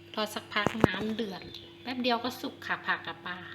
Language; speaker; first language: Thai; non-native, local second language; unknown